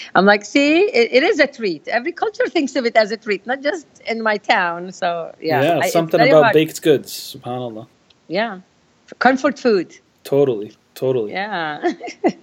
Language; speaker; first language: English; non-native, fluent; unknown